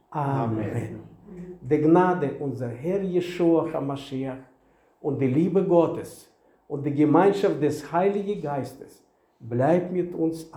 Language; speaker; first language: German; non-native, learner; Russian